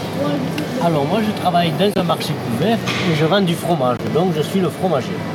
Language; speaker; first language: French; native; French